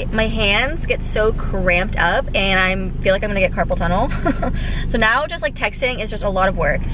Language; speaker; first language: English; native; English